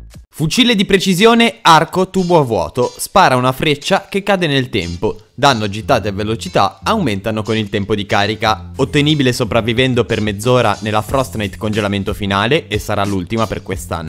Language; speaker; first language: Italian; native; Italian